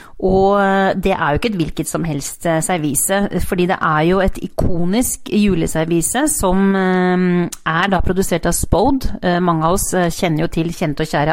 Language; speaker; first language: Norwegian; native; Norwegian